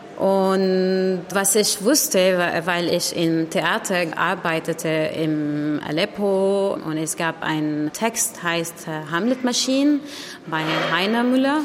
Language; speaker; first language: German; non-native, learner; Arabic